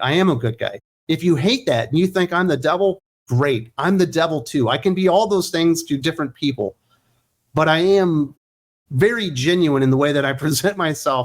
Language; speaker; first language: English; native; English